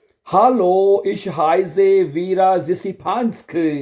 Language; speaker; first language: German; non-native, fluent; Punjabi